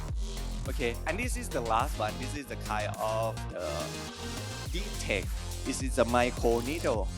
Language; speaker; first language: English; non-native, learner; Thai